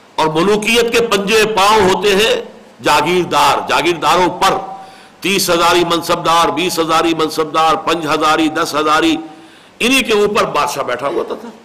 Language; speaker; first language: Urdu; native; Urdu